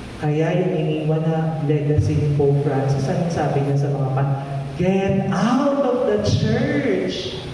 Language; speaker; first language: Filipino; non-native, local second language; Pampanga